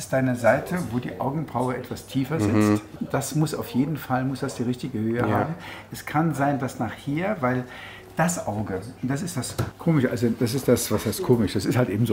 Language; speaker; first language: German; native; German